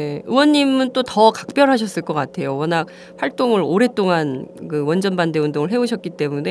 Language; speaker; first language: Korean; native; Korean